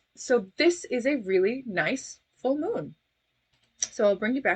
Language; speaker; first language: English; native; English